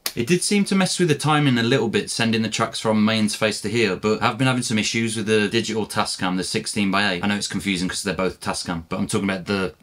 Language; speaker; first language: English; native; English